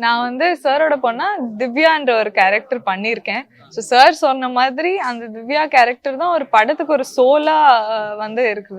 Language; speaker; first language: Tamil; native; Tamil